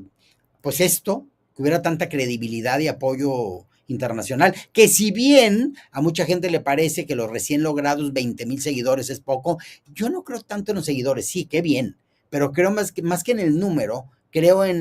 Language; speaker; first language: Spanish; native; Spanish